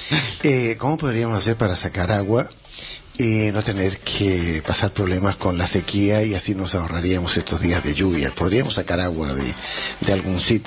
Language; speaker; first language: Spanish; native; Spanish